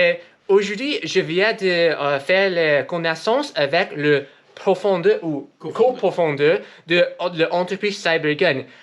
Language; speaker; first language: French; non-native, learner; English